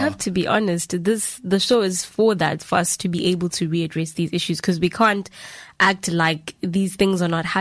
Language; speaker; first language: English; non-native, local second language; Zulu